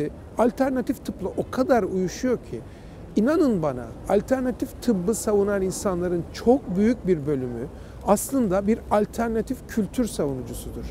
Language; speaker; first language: Turkish; native; Turkish